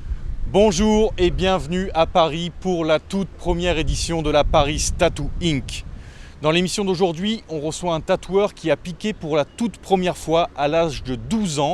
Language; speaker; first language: French; native; French